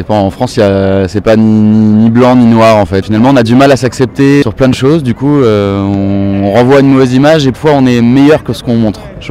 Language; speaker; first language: French; native; French